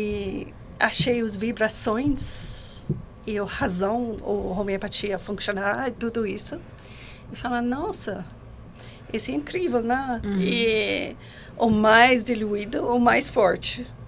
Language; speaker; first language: Portuguese; non-native, learner; English